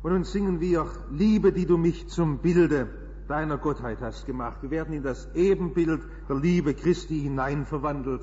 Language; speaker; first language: German; native; German